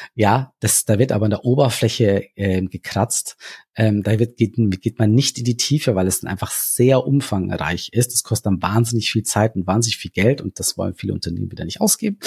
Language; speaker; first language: German; native; German